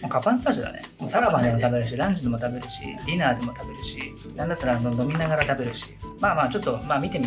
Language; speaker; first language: Indonesian; non-native, learner; Japanese